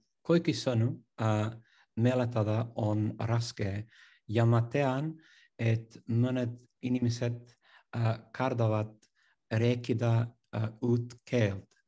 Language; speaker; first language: Estonian; non-native, learner; English